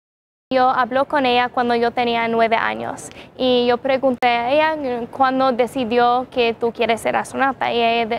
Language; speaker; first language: Spanish; non-native, learner; English